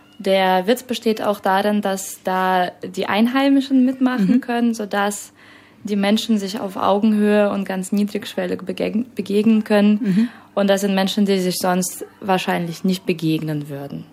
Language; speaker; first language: German; non-native, fluent; Russian